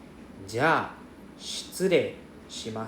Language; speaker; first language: Japanese; non-native, fluent; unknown